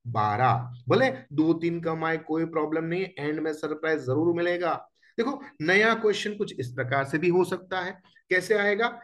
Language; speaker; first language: Hindi; non-native, local second language; Gujarati